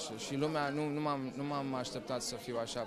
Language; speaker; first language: Romanian; early bilingual, heritage; Romanian